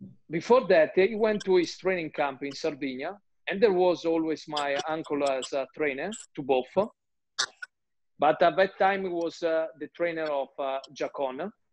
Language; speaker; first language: English; non-native, fluent; Italian